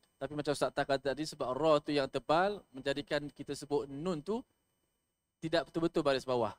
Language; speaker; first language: Malay; native; Malay